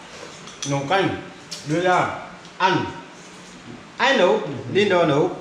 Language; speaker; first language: Vietnamese; non-native, learner; Portuguese